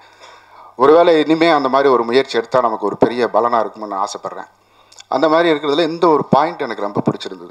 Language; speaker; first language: Tamil; native; Tamil